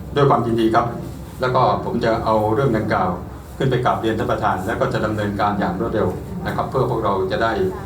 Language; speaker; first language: Thai; native; Thai